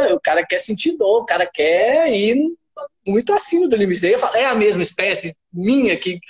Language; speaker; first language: Portuguese; native; Portuguese